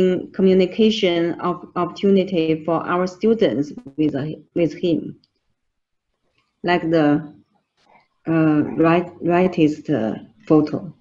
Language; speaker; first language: English; non-native, fluent; Chinese